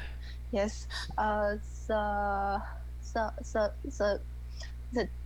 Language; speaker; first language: English; non-native, learner; Chinese